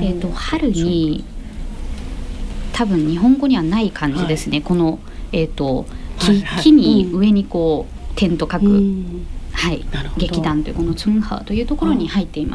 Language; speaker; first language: Japanese; native; Japanese